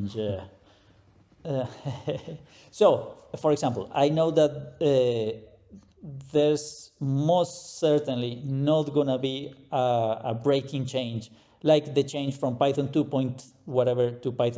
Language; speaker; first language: English; non-native, fluent; Spanish